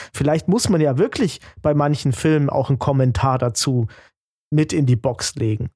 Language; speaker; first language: German; native; German